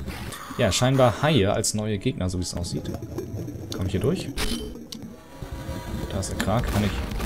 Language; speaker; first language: German; native; German